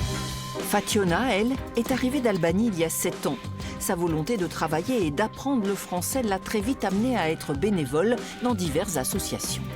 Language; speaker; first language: French; native; French